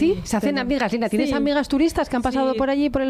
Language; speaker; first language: Spanish; native; Spanish